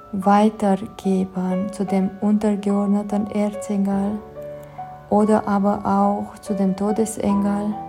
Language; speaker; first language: German; non-native, fluent; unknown